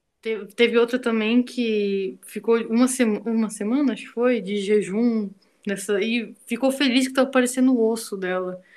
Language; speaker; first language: Portuguese; native; Portuguese